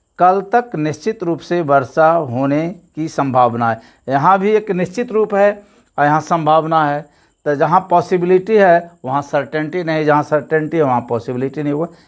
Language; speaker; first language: Hindi; native; Hindi